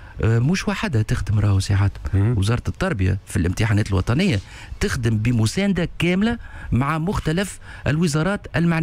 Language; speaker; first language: Arabic; native; Arabic